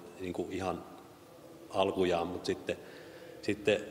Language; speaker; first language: Finnish; native; Finnish